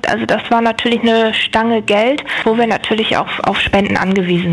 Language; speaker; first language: German; native; German